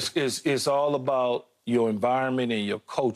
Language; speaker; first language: English; native; English